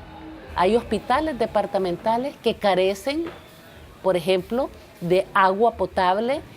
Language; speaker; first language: Spanish; native; Spanish